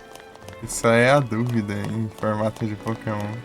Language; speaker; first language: Portuguese; native; Portuguese